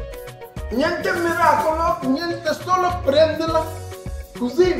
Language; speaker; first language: Italian; non-native, learner; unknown